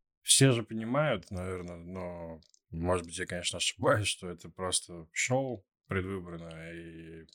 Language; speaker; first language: Russian; native; Russian